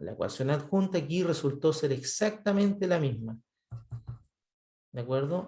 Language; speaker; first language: Spanish; native; Spanish